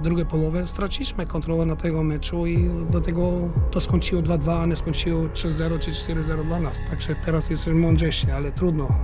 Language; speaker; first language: Polish; non-native, learner; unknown